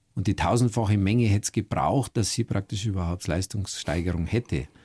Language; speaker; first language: German; native; German